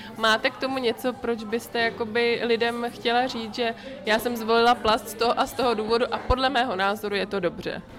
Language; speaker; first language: Czech; native; Czech